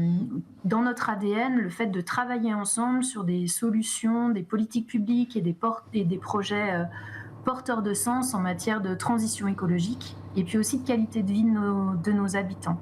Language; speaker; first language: French; native; French